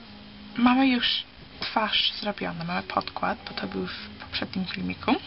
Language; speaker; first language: Polish; early bilingual, heritage; Polish